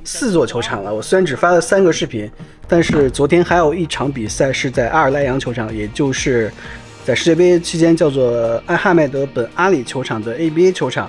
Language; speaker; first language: Chinese; native; Chinese